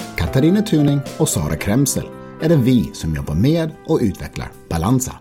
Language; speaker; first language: Swedish; non-native, fluent; English